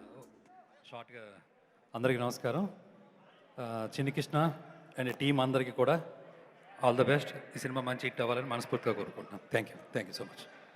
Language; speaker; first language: Telugu; native; Telugu